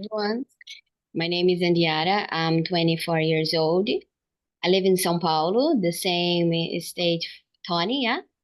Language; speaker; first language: English; non-native, learner; Portuguese